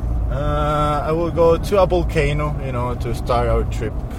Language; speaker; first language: English; non-native, fluent; Spanish